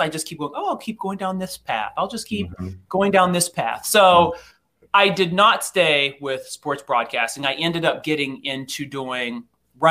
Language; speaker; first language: English; native; English